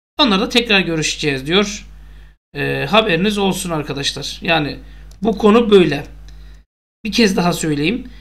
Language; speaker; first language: Turkish; native; Turkish